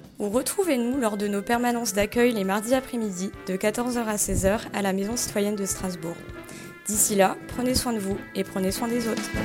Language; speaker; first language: French; native; French